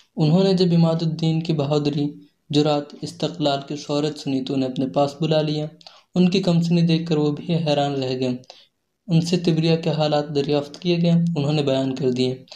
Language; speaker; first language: Urdu; native; Urdu